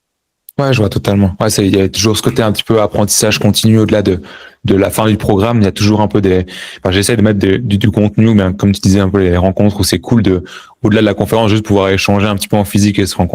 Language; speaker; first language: French; native; French